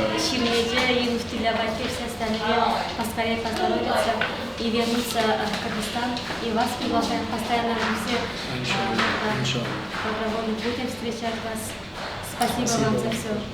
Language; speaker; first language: Russian; non-native, local second language; Kyrgyz